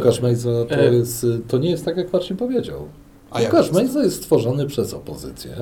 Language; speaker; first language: Polish; native; Polish